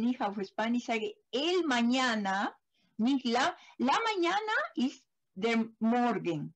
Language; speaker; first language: German; non-native, learner; Spanish